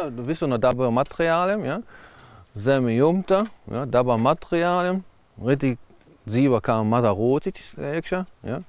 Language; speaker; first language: Latvian; non-native, learner; German